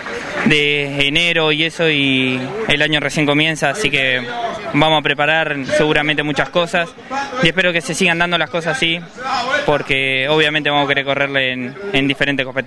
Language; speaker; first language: Spanish; native; Spanish